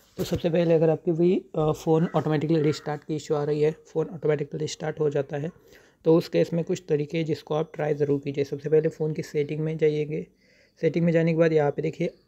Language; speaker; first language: Hindi; native; Hindi